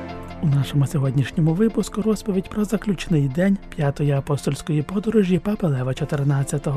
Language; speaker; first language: Ukrainian; native; Ukrainian